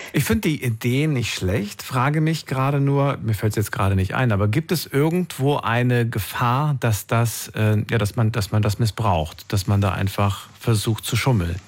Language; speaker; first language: German; native; German